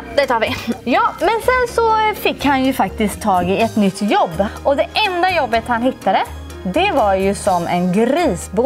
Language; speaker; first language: Swedish; native; Swedish